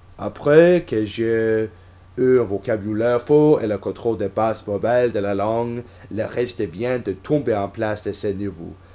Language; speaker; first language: French; non-native, learner; English